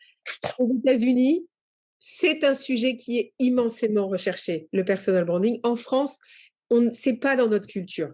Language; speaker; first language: French; native; French